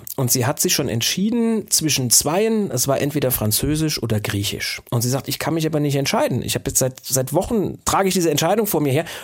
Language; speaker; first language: German; native; German